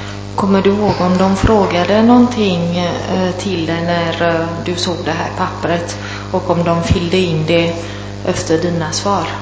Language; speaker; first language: Swedish; non-native, fluent; Italian